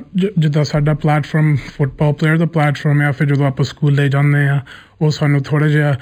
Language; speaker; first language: Punjabi; early bilingual, heritage; Punjabi